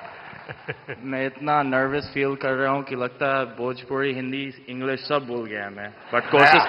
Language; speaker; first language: Hindi; non-native, fluent; English